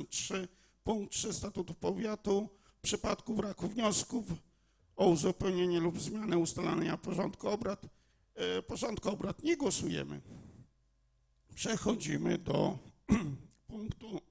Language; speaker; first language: Polish; native; Polish